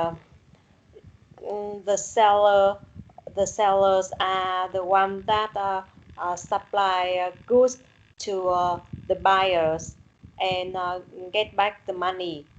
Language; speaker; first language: English; non-native, learner; Vietnamese